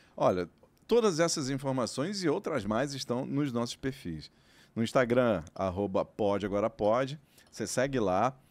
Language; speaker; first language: Portuguese; native; Portuguese